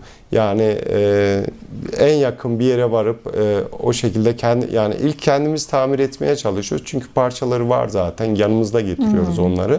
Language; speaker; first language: Turkish; early bilingual, heritage; Turkish